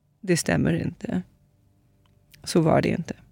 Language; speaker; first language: Swedish; non-native, fluent; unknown